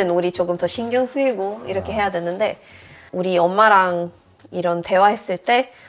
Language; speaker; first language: Korean; non-native, fluent; Swedish